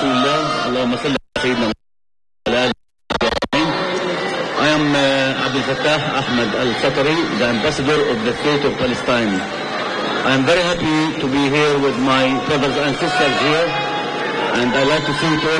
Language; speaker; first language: English; non-native, fluent; Arabic